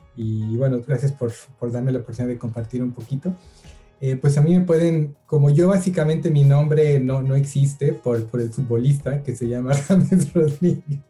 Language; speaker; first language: Spanish; native; Spanish